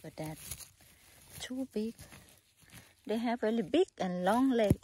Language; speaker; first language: English; non-native, learner; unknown